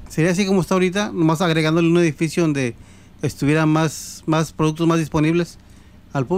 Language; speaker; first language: Spanish; native; Spanish